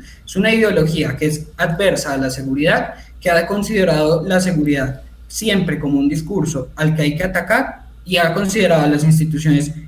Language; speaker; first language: Spanish; native; Spanish